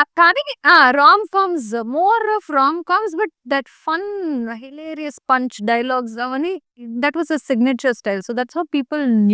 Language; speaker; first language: Telugu; non-native, learner; Kannada